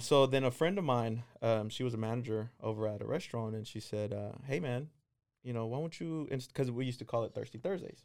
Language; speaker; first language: English; non-native, fluent; Spanish